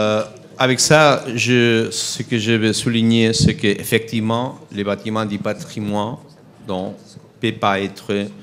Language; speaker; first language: French; non-native, fluent; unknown